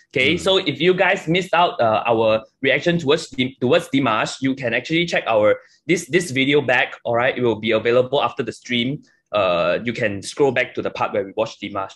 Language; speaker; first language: English; non-native, local second language; Chinese